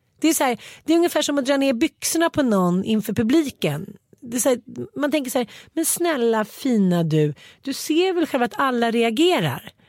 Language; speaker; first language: Swedish; native; Swedish